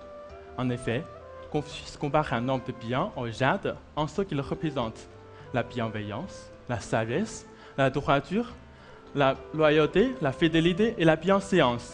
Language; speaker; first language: French; non-native, fluent; Chinese